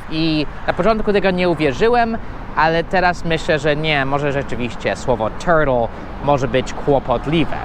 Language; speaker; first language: Polish; non-native, fluent; English